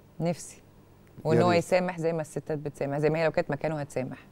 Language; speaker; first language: Arabic; native; Arabic